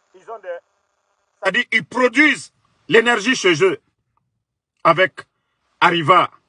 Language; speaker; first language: French; non-native, local second language; Mandingo